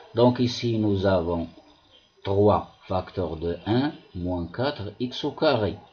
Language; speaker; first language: French; non-native, local second language; Arabic